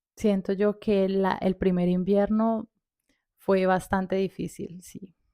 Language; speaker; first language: Spanish; native; Spanish